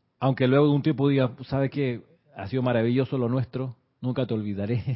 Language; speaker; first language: Spanish; native; Spanish